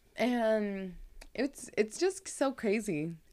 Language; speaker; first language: English; early bilingual, heritage; Spanish